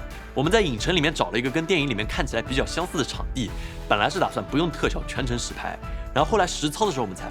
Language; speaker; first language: Chinese; native; Chinese